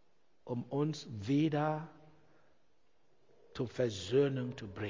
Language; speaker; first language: German; non-native, learner; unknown